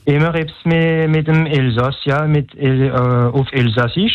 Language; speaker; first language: German; non-native, local second language; French